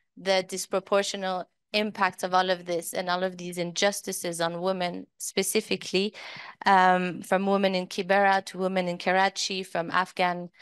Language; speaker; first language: English; early bilingual, other home language; Persian